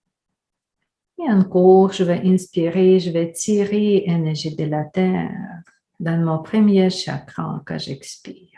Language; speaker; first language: French; non-native, fluent; Ukrainian